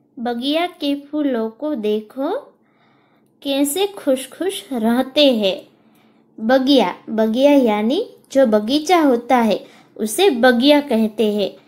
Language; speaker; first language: Hindi; non-native, local second language; Gujarati